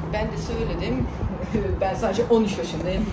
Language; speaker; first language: Turkish; non-native, learner; Russian